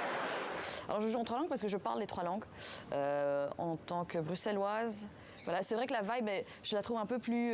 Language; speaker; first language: French; early bilingual, other home language; Persian